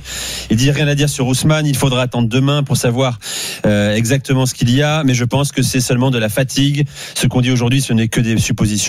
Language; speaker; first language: French; native; French